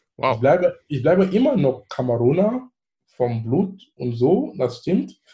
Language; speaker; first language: German; non-native, fluent; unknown